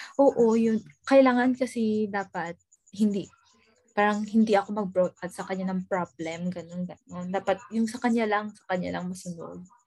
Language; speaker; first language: Filipino; non-native, local second language; Hiligaynon